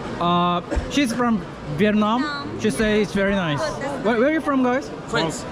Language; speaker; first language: English; non-native, learner; Korean